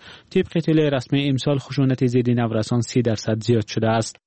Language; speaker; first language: Persian; native; Persian